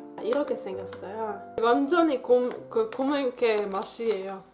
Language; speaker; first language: Korean; non-native, fluent; Dutch